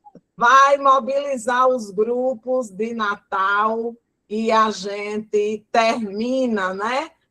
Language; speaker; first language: Portuguese; native; Portuguese